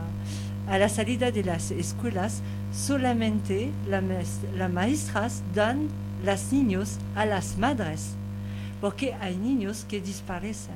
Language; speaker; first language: Spanish; non-native, learner; French